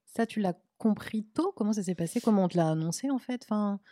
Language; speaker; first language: French; native; French